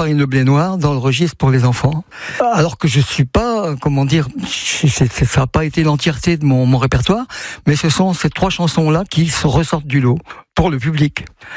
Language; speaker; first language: French; native; French